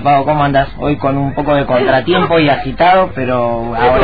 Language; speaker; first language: Spanish; native; Spanish